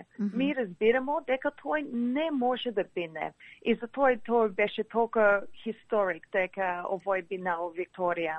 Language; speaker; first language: Macedonian; early bilingual, heritage; English